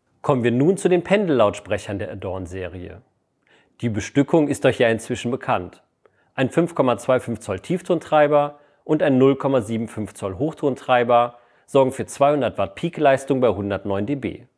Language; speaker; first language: German; native; German